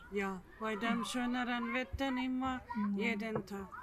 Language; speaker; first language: German; non-native, local second language; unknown